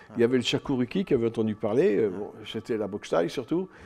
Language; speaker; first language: French; native; French